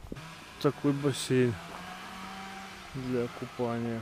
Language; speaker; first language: Russian; native; Russian